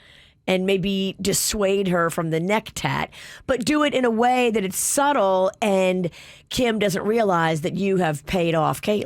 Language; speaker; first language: English; native; English